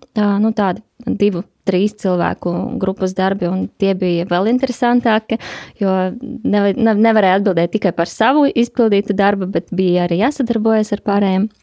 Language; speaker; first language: Latvian; non-native, local second language; Russian